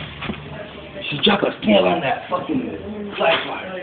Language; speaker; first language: English; native; English